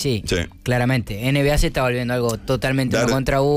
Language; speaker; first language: Spanish; native; Spanish